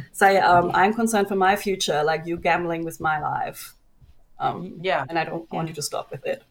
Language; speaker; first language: English; non-native, fluent; German